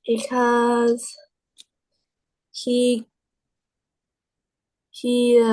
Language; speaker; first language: English; non-native, learner; Vietnamese